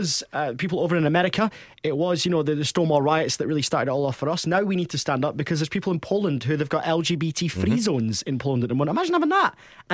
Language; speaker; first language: English; native; English